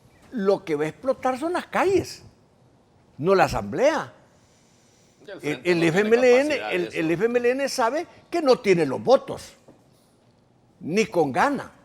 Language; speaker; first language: Spanish; native; Spanish